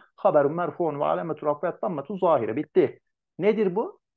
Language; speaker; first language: Turkish; native; Turkish